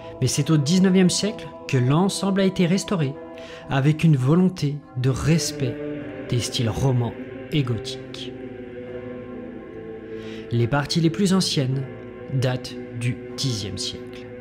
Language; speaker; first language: French; native; French